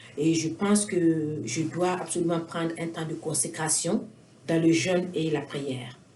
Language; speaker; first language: French; non-native, local second language; Bambara